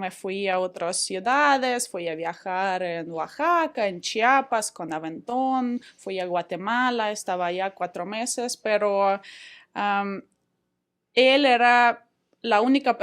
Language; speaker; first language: Spanish; non-native, fluent; Ukrainian